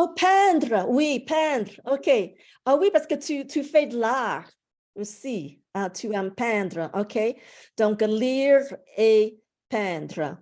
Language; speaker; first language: French; non-native, fluent; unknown